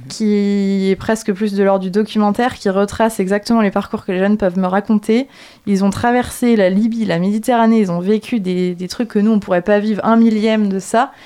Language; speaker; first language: French; native; French